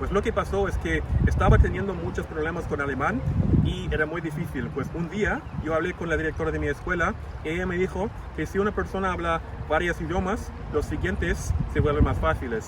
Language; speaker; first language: Spanish; non-native, fluent; English